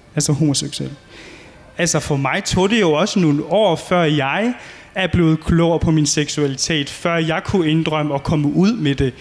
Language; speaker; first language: Danish; early bilingual, other home language; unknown